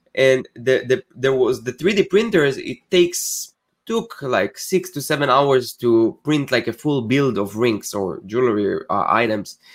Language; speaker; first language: English; non-native, fluent; Hebrew